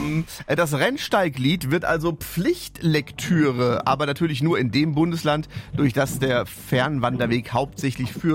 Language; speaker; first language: German; native; German